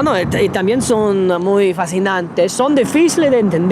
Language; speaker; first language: Spanish; non-native, fluent; English